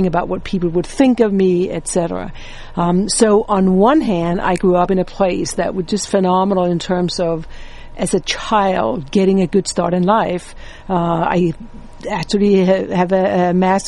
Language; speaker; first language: English; non-native, fluent; Danish